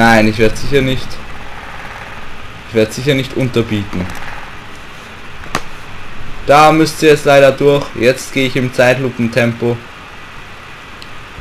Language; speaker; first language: German; native; German